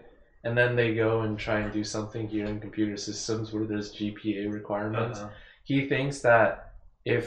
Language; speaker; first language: English; native; English